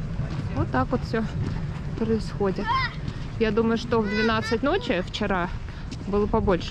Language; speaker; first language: Russian; native; Russian